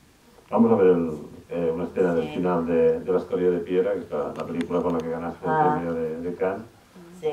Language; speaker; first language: Spanish; native; Spanish